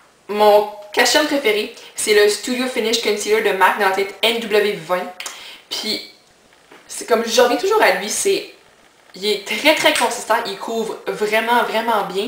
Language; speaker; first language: French; native; French